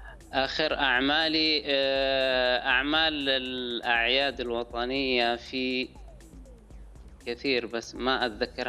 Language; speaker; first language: Arabic; native; Arabic